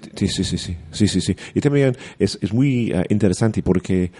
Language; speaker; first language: Spanish; non-native, learner; English